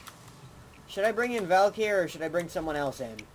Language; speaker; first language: English; native; English